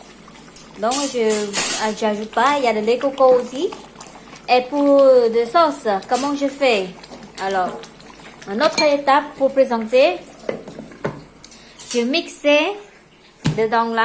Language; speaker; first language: French; non-native, local second language; Khmer